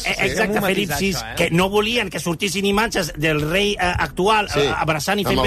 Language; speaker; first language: Catalan; native; Catalan